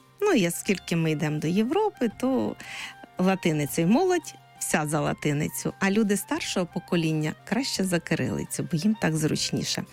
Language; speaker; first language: Ukrainian; native; Ukrainian